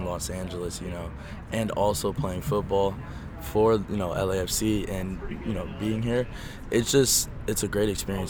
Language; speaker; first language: English; native; English